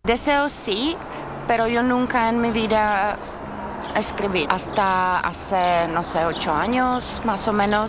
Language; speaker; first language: Spanish; non-native, fluent; Czech